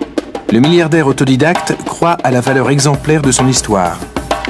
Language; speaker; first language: French; native; French